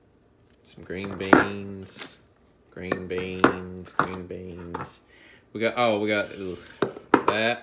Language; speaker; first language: English; native; English